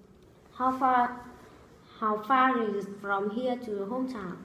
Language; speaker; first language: English; non-native, learner; Vietnamese